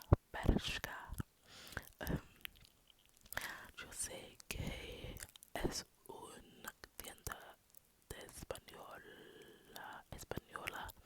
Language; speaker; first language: Spanish; non-native, learner; English